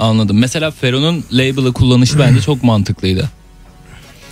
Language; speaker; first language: Turkish; native; Turkish